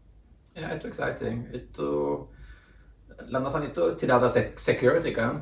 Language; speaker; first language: Indonesian; non-native, fluent; Norwegian